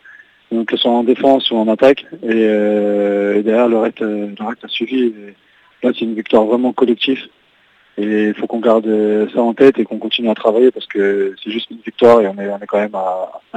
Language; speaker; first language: French; native; French